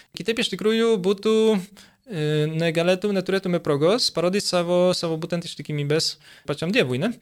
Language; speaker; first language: Lithuanian; early bilingual, heritage; Lithuanian